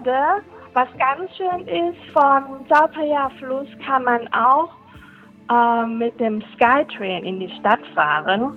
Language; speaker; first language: German; non-native, learner; Thai